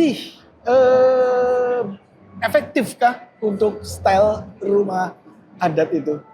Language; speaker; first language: Indonesian; native; Indonesian